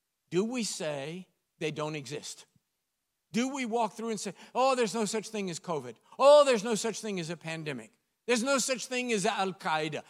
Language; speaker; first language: English; native; English